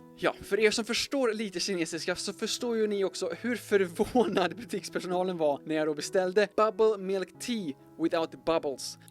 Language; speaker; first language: Swedish; native; Swedish